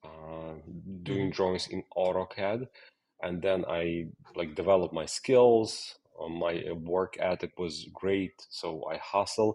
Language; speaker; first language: English; non-native, fluent; Ukrainian